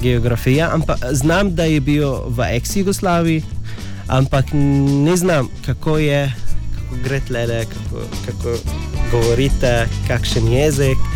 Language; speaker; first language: Slovenian; non-native, learner; Arabic